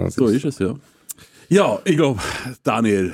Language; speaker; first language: German; native; German